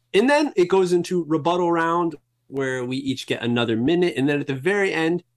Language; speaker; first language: English; native; English